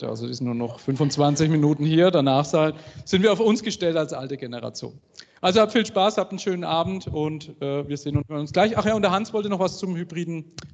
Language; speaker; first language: German; native; German